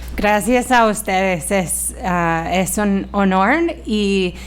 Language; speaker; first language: Spanish; non-native, fluent; English